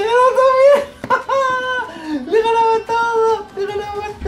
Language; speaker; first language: Spanish; native; Spanish